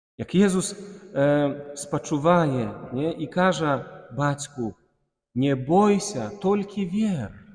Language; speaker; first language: Belarusian; non-native, local second language; Russian